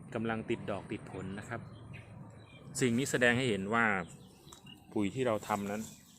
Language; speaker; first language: Thai; non-native, local second language; Khmer